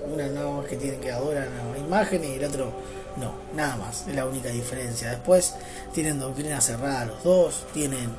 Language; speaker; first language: Spanish; native; Spanish